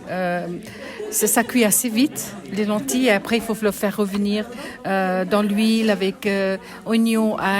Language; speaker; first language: French; non-native, fluent; Bangla